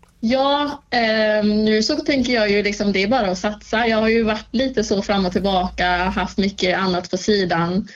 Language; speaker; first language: Swedish; native; Swedish